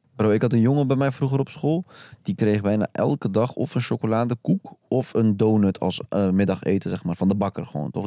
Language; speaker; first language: Dutch; early bilingual, other home language; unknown